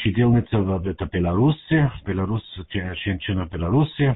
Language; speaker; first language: Russian; non-native, learner; German